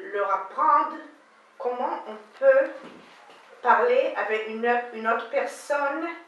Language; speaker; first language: French; non-native, learner; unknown